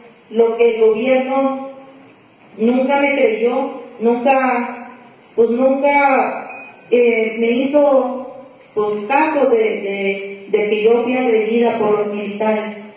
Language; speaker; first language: Spanish; non-native, local second language; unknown